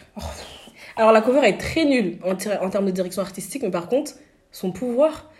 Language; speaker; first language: French; native; French